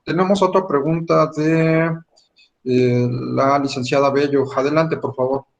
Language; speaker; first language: Spanish; native; Spanish